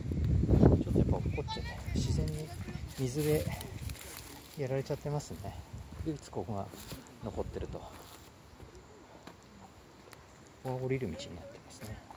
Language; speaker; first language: Japanese; native; Japanese